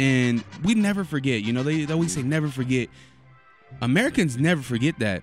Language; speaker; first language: English; native; English